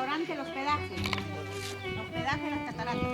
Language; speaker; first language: Spanish; native; Spanish